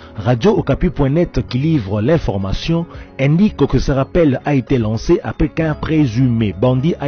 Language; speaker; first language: French; native; French